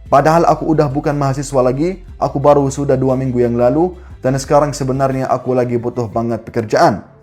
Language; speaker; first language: Indonesian; non-native, fluent; Arabic